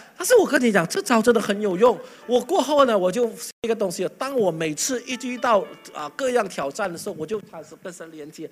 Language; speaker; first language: Chinese; native; Chinese